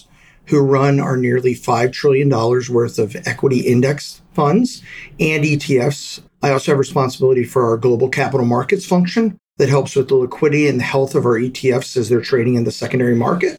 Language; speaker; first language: English; native; English